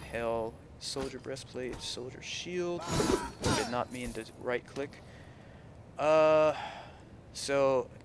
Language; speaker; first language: English; native; English